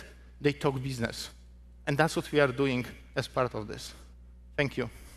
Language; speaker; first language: English; non-native, fluent; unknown